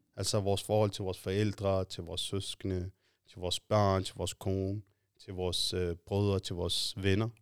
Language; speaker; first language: Danish; early bilingual, other home language; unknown